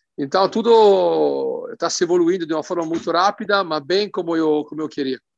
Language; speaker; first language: Portuguese; non-native, fluent; Italian